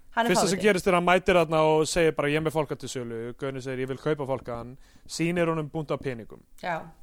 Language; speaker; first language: Icelandic; native; Icelandic